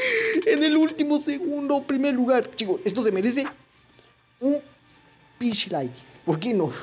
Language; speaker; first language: Spanish; native; Spanish